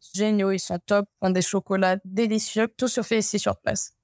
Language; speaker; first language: French; non-native, fluent; Amharic